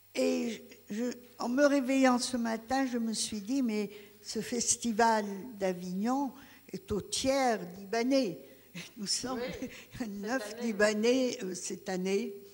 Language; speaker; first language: French; non-native, local second language; Greek